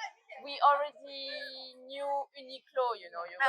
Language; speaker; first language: English; non-native, learner; French